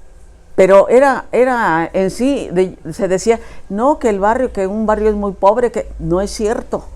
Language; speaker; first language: Spanish; native; Spanish